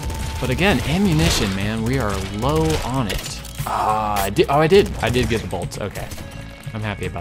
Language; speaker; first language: English; native; English